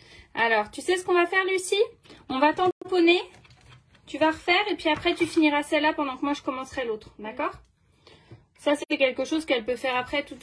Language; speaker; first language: French; native; French